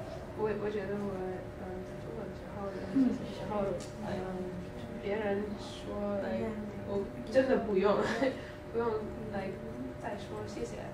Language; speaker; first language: Chinese; non-native, learner; English